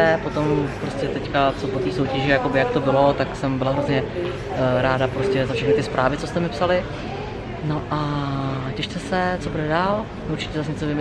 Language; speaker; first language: Czech; native; Czech